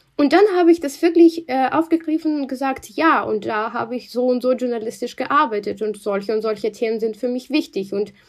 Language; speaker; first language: German; non-native, fluent; Russian